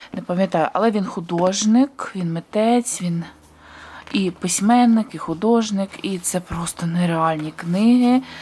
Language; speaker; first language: Ukrainian; native; Ukrainian